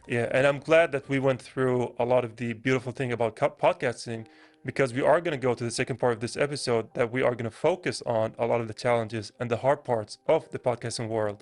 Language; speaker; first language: English; non-native, fluent; Arabic